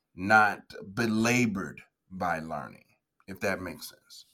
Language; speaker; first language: English; native; English